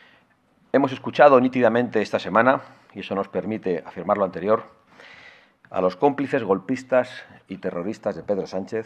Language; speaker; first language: Spanish; native; Spanish